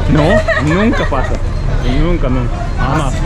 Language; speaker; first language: Spanish; non-native, learner; Japanese